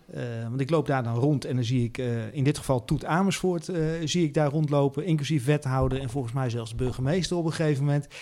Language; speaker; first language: Dutch; native; Dutch